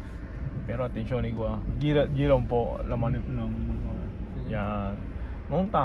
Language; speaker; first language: Italian; non-native, learner; Filipino